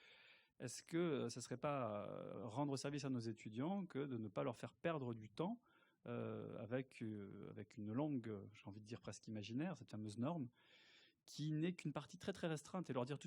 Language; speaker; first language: French; native; French